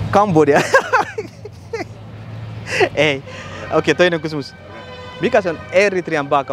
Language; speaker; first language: Finnish; non-native, learner; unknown